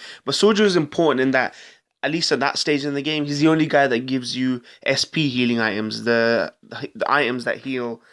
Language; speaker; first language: English; native; English